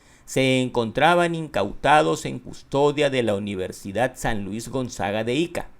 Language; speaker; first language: Spanish; native; Spanish